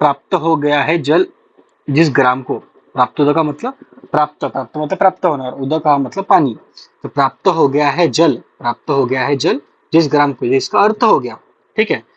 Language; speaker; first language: Hindi; non-native, local second language; Marathi